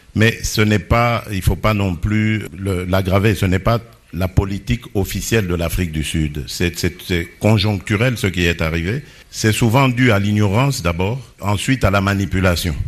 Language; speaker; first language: French; non-native, local second language; Lingala